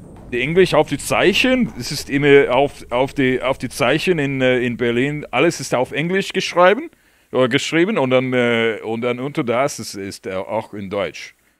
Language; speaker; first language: German; early bilingual, heritage; German